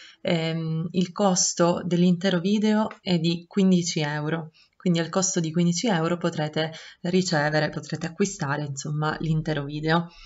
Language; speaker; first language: Italian; native; Italian